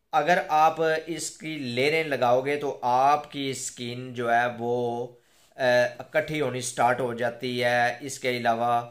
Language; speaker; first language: Urdu; non-native, local second language; Punjabi